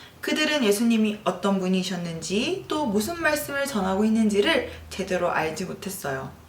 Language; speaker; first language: Korean; native; Korean